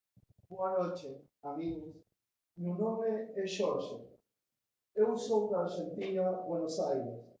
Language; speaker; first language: Portuguese; non-native, fluent; Spanish